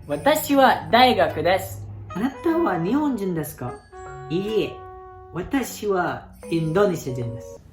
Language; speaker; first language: Japanese; non-native, learner; Indonesian